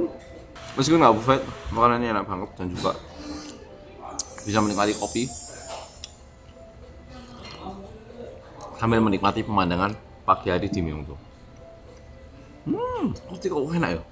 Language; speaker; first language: Indonesian; early bilingual, other home language; Korean